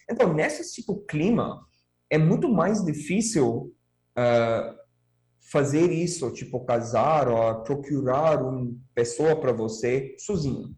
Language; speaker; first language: Portuguese; non-native, fluent; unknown